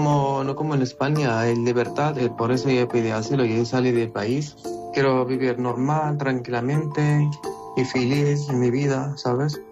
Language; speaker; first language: Spanish; non-native, learner; Arabic